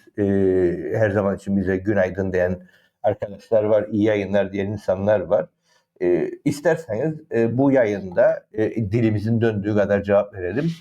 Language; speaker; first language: Turkish; native; Turkish